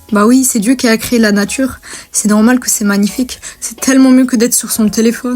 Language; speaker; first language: French; native; French